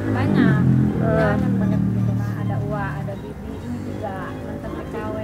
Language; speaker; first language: Indonesian; non-native, local second language; Sundanese